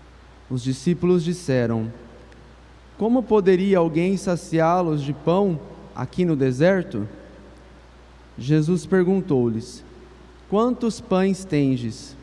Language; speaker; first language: Portuguese; native; Portuguese